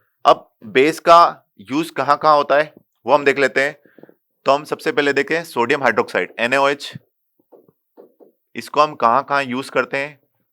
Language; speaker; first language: Hindi; native; Hindi